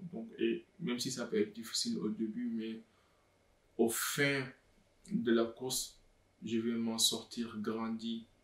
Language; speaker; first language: French; non-native, local second language; Wolof